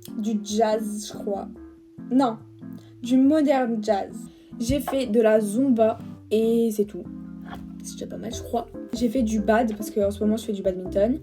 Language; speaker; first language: French; native; French